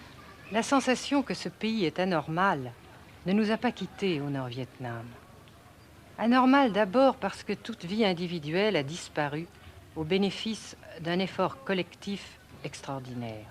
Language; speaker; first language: French; native; French